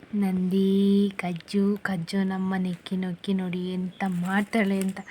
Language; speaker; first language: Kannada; non-native, local second language; Tulu